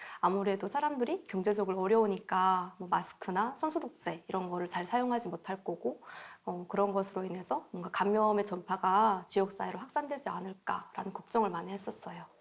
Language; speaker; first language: Korean; native; Korean